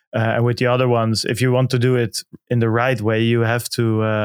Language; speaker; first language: English; non-native, fluent; Dutch